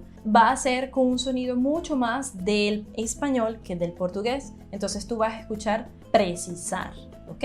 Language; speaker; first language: Spanish; non-native, fluent; Portuguese